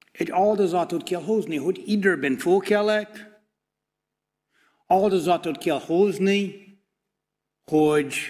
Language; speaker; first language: Hungarian; non-native, fluent; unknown